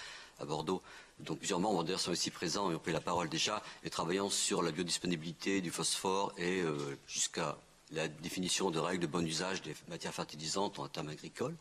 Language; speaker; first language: French; native; French